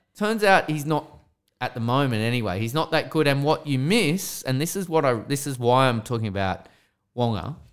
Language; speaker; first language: English; native; English